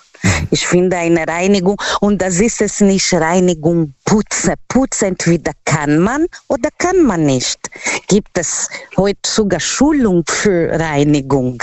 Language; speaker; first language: German; non-native, learner; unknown